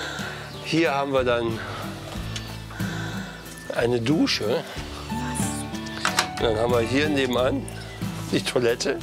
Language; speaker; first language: German; native; German